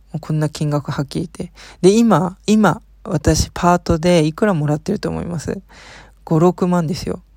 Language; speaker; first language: Japanese; early bilingual, heritage; Japanese